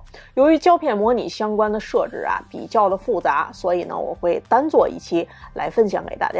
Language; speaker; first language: Chinese; native; Chinese